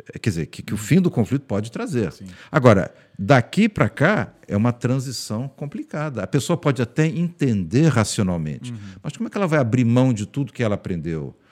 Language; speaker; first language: Portuguese; early bilingual, heritage; Portuguese